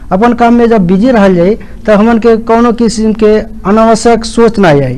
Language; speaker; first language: Bhojpuri; non-native, local second language; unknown